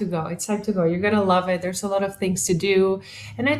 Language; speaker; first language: English; non-native, fluent; Spanish